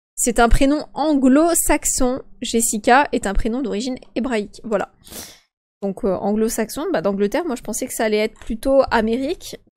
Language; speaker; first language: French; native; French